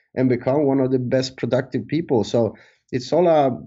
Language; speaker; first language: English; early bilingual, other home language; Spanish